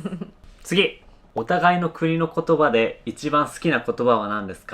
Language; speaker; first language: Japanese; native; Japanese